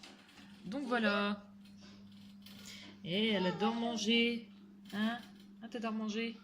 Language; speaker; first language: French; native; French